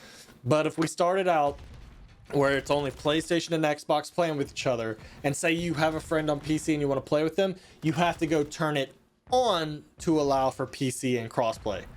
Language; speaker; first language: English; native; English